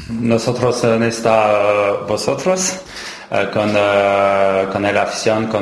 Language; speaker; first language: Spanish; non-native, learner; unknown